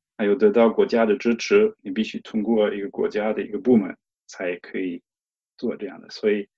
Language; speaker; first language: Chinese; non-native, fluent; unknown